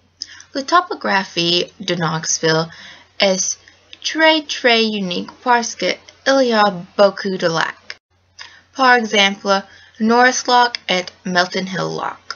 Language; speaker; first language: French; non-native, learner; English